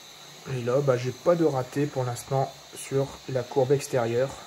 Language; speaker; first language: French; native; French